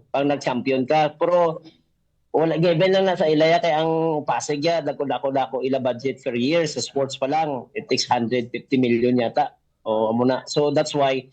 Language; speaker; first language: Filipino; native; Filipino